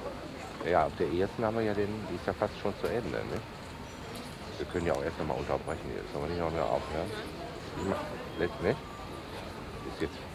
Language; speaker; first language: German; native; German